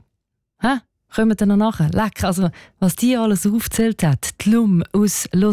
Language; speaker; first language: German; native; German